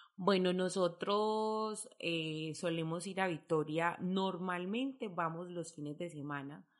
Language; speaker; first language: Spanish; native; Spanish